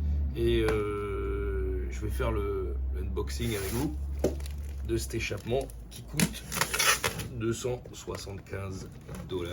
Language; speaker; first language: French; native; French